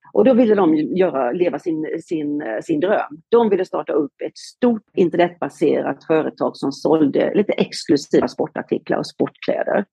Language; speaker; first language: Swedish; native; Swedish